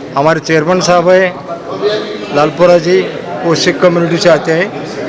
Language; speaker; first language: Hindi; non-native, local second language; Kannada